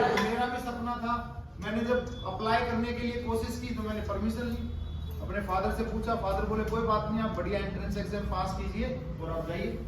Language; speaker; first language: Hindi; native; Hindi